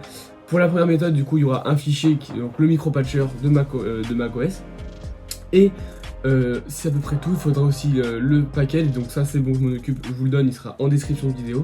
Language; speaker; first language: French; native; French